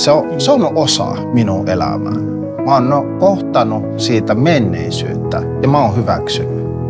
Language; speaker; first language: Finnish; non-native, fluent; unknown